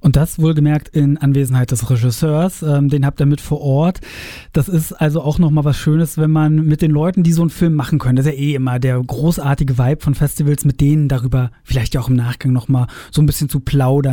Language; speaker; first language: German; native; German